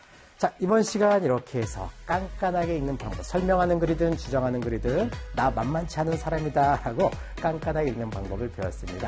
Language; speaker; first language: Korean; native; Korean